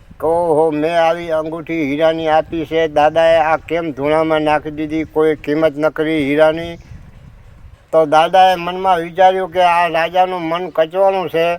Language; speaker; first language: Gujarati; native; Gujarati